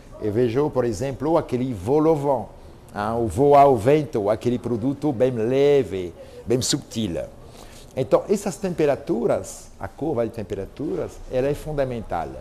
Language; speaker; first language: Portuguese; non-native, fluent; French